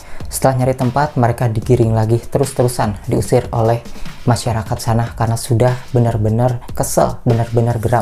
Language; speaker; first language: Indonesian; native; Indonesian